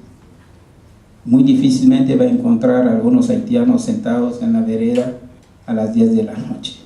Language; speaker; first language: Spanish; non-native, fluent; Haitian Creole